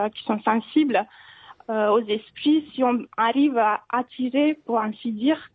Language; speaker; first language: French; non-native, fluent; Romanian